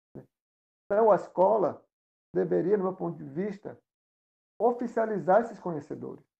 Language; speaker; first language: Portuguese; non-native, local second language; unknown